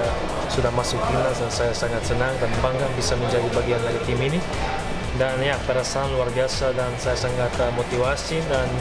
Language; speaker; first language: Indonesian; non-native, fluent; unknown